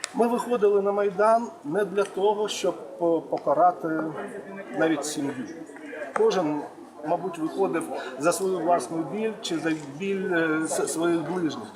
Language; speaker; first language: Ukrainian; non-native, local second language; Russian